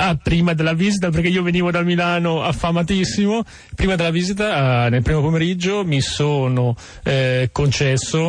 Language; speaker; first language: Italian; native; Italian